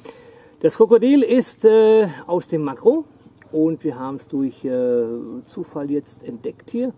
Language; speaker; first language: German; native; German